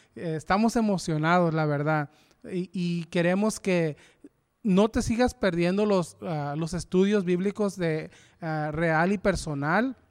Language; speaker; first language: Spanish; early bilingual, heritage; Spanish